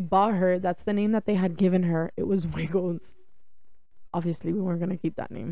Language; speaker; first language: English; early bilingual, other home language; Spanish